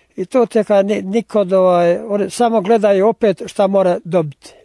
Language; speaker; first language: Croatian; native; Croatian